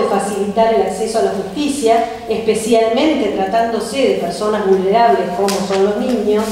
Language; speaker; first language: Spanish; native; Spanish